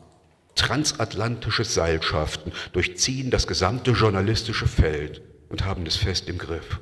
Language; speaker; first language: German; native; German